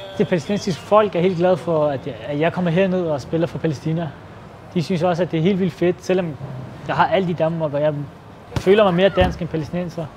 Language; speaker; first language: Danish; early bilingual, other home language; Arabic